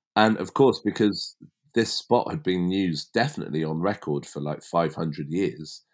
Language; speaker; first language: English; native; English